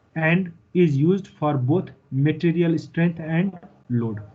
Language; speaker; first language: English; non-native, local second language; Nepali